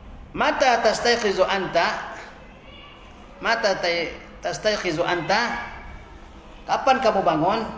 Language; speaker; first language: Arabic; non-native, fluent; Indonesian